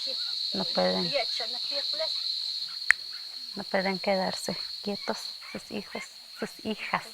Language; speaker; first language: Spanish; non-native, local second language; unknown